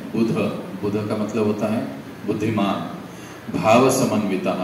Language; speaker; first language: Hindi; non-native, local second language; Marathi